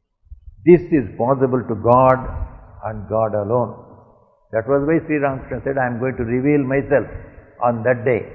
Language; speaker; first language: English; non-native, local second language; Tamil